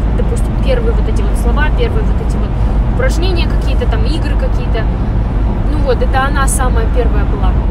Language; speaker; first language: Russian; native; Russian